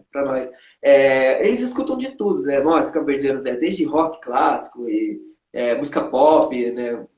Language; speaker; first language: Portuguese; non-native, local second language; Kabuverdianu